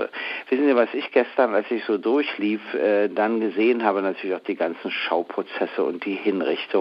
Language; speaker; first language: German; native; German